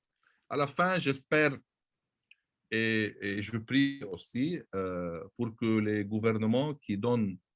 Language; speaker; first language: French; non-native, local second language; Arabic